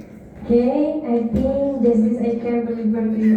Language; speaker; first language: English; non-native, fluent; Indonesian